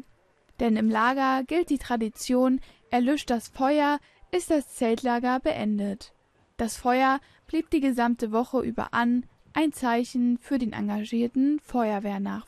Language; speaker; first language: German; native; German